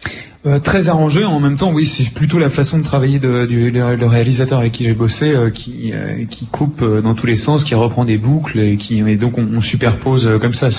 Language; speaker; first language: French; native; French